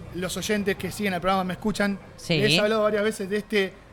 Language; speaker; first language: Spanish; native; Spanish